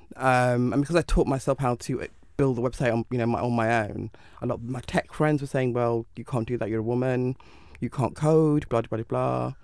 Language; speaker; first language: English; native; English